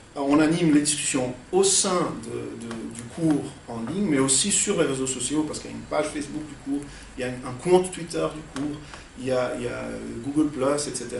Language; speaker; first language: French; non-native, fluent; Portuguese